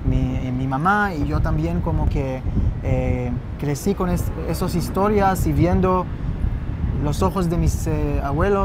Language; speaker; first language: Spanish; non-native, fluent; Hebrew